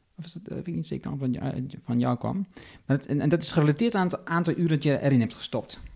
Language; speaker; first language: Dutch; native; Dutch